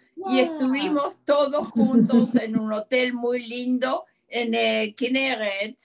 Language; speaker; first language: Spanish; native; Spanish